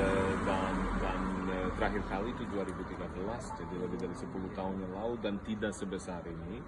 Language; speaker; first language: Indonesian; non-native, fluent; Bosnian